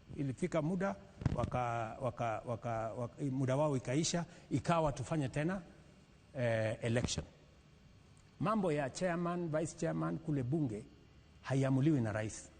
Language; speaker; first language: Swahili; non-native, local second language; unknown